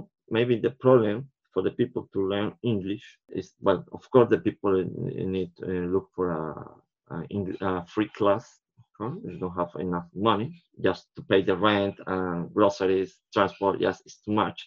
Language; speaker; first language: English; non-native, fluent; Spanish